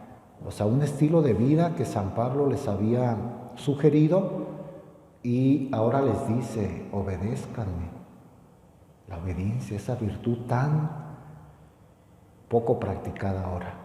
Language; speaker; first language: Spanish; native; Spanish